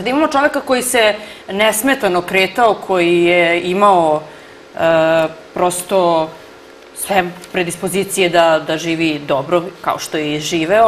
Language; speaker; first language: Serbian; native; Serbian